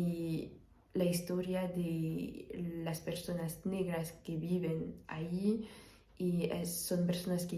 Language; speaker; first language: Spanish; non-native, fluent; French